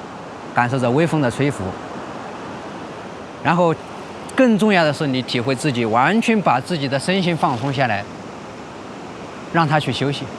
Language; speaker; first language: Chinese; native; Chinese